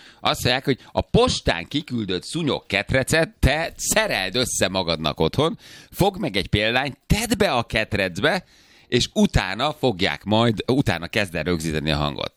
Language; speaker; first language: Hungarian; native; Hungarian